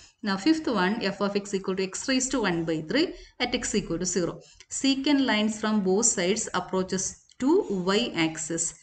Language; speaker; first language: English; non-native, local second language; Malayalam